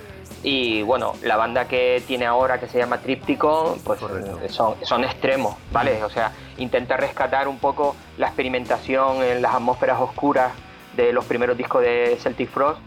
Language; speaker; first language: Spanish; native; Spanish